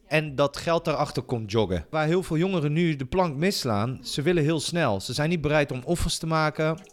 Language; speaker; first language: Dutch; early bilingual, other home language; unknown